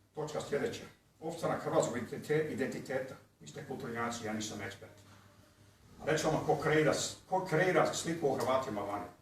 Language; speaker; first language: Bosnian; early bilingual, heritage; Croatian